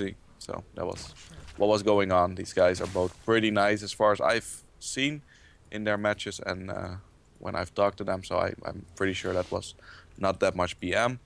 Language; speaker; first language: English; non-native, fluent; Dutch